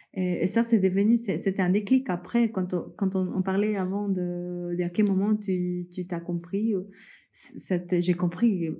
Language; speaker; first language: French; early bilingual, other home language; Spanish